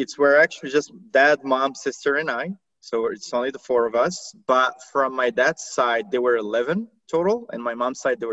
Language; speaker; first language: English; non-native, fluent; Arabic